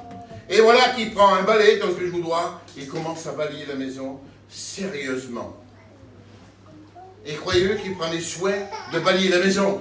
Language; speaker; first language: French; native; French